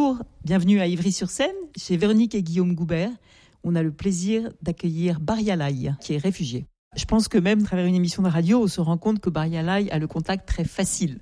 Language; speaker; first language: French; native; French